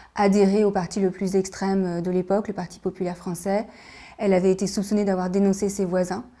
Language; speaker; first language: French; native; French